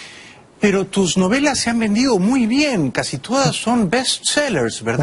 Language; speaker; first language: Spanish; native; Spanish